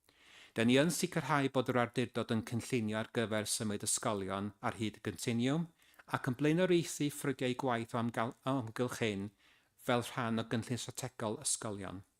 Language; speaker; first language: Welsh; native; Welsh